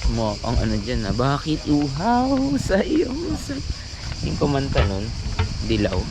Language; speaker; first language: Filipino; native; Filipino